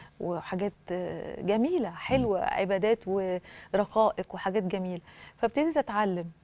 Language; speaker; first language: Arabic; native; Arabic